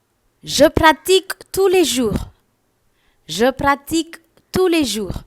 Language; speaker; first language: French; non-native, fluent; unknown